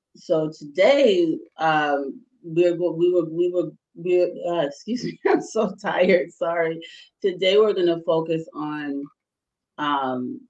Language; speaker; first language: English; early bilingual, other home language; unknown